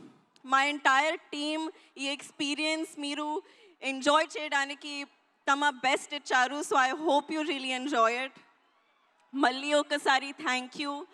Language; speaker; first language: Telugu; non-native, learner; Hindi